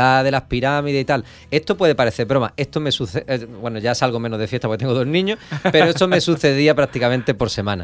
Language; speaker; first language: Spanish; native; Spanish